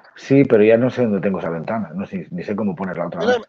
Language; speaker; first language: Spanish; native; Spanish